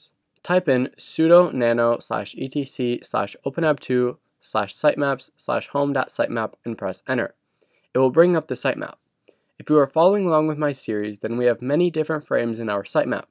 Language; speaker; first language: English; native; English